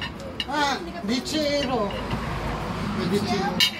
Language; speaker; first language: Italian; non-native, learner; Filipino